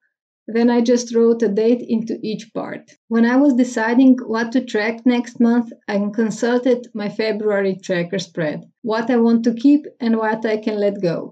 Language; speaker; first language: English; non-native, fluent; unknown